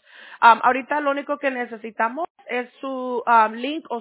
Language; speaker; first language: Spanish; early bilingual, heritage; Spanish